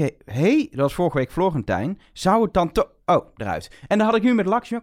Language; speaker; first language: Dutch; native; Dutch